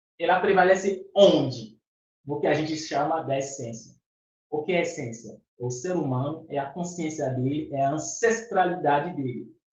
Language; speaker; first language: Portuguese; non-native, fluent; Fon